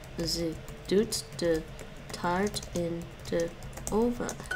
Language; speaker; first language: Dutch; non-native, learner; English